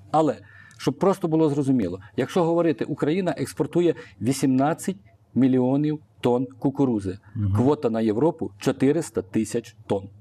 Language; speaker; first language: Ukrainian; non-native, local second language; Russian